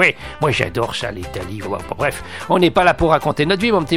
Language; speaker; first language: French; native; French